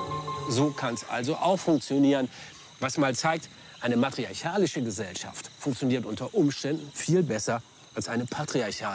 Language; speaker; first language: German; native; German